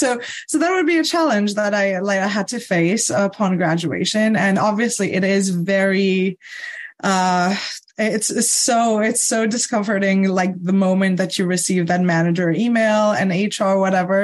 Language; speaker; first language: English; non-native, fluent; Morisyen